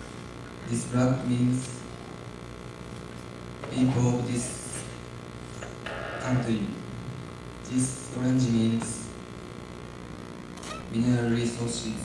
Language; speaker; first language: English; non-native, learner; Japanese